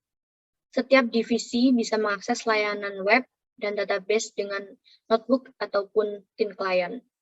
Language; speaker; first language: Indonesian; native; Indonesian